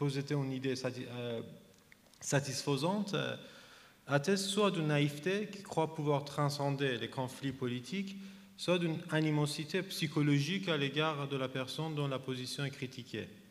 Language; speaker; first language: French; non-native, fluent; Persian